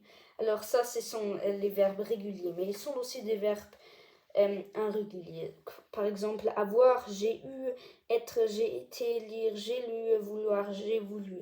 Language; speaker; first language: French; non-native, learner; German